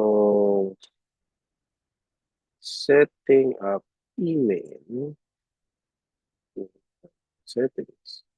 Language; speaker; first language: English; non-native, local second language; Cebuano